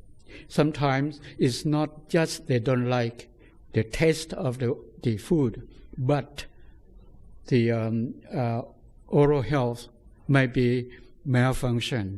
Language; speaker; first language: English; non-native, fluent; Thai